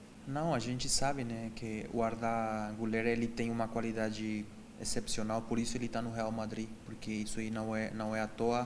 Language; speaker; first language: Portuguese; non-native, fluent; Spanish